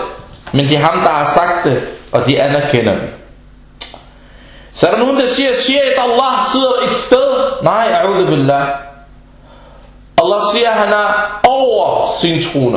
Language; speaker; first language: Danish; non-native, fluent; Arabic